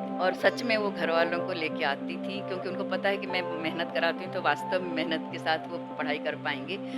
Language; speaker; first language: Hindi; non-native, local second language; Odia